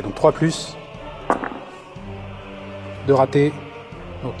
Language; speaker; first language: French; native; French